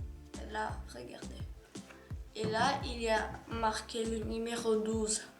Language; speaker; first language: French; non-native, learner; Ukrainian